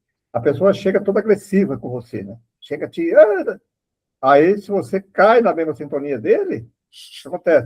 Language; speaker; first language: Portuguese; native; Portuguese